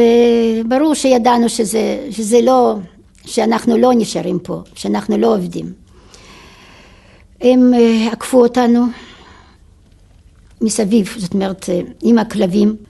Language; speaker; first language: Hebrew; non-native, fluent; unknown